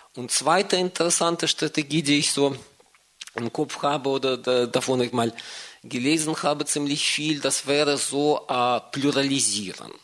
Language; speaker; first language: German; non-native, fluent; Russian